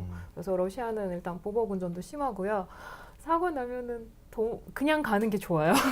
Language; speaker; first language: Korean; non-native, fluent; Russian